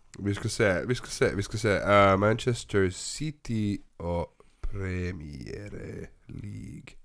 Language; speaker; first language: Swedish; native; Swedish